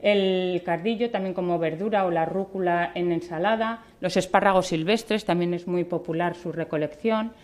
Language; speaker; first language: Spanish; native; Spanish